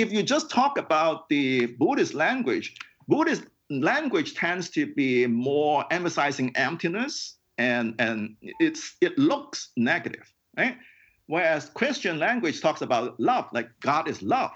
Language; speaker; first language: English; non-native, local second language; Cantonese